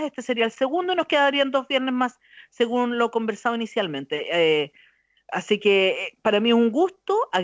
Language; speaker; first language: Spanish; native; Spanish